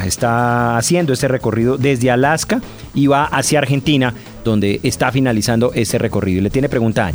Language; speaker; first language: Spanish; native; Spanish